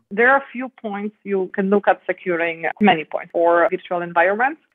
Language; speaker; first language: English; non-native, fluent; Polish